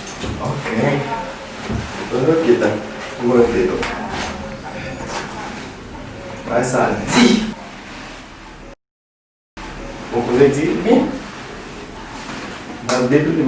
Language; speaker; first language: Spanish; non-native, learner; Haitian Creole